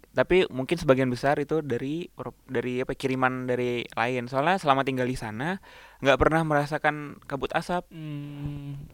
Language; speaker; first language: Indonesian; native; Indonesian